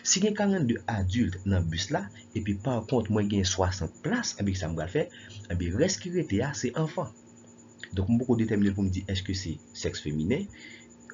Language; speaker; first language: French; non-native, local second language; Haitian Creole